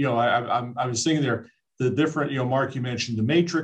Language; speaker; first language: English; native; English